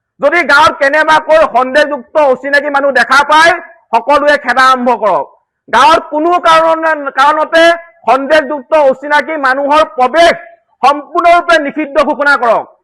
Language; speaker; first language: Assamese; native; Assamese